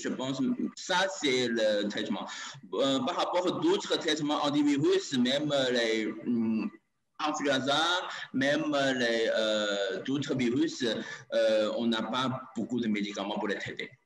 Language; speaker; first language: French; non-native, learner; Chinese